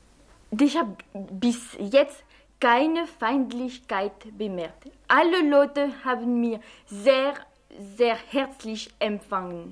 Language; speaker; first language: German; non-native, fluent; French